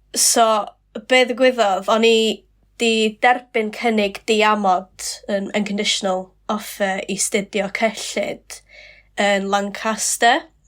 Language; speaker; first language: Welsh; non-native, local second language; English